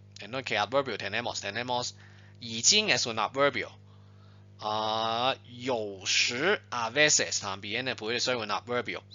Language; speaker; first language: Spanish; non-native, fluent; Chinese